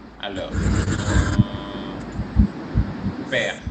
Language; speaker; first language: French; non-native, fluent; Spanish